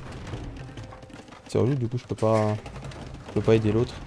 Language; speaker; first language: French; native; French